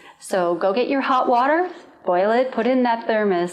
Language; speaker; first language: English; native; English